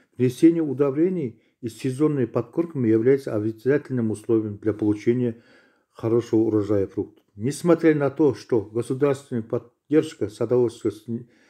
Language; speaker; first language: Russian; non-native, local second language; Kazakh